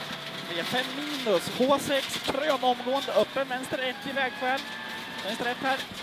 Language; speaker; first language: Swedish; native; Swedish